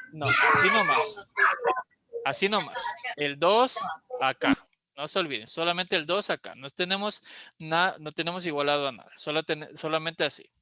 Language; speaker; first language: Spanish; native; Spanish